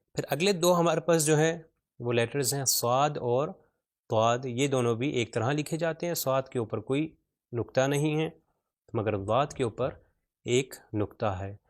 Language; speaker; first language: Urdu; non-native, local second language; Punjabi